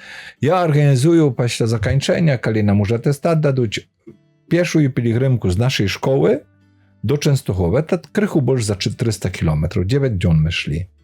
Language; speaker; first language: Polish; non-native, learner; Belarusian